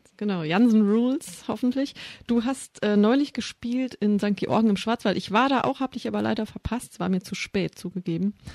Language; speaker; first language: German; native; German